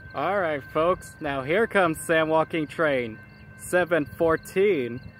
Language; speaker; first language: English; native; English